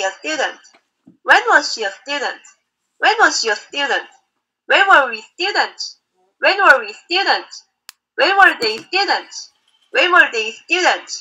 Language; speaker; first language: English; non-native, learner; Korean